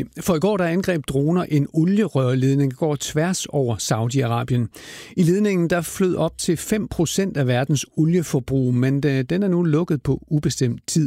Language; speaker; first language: Danish; native; Danish